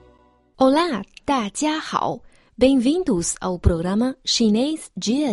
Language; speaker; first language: Portuguese; non-native, fluent; Chinese